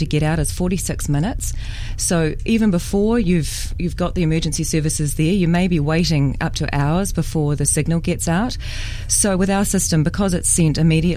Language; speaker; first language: English; native; English